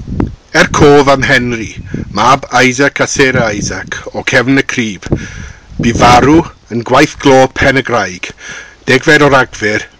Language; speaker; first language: Welsh; non-native, local second language; English